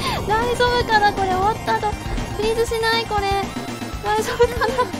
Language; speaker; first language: Japanese; native; Japanese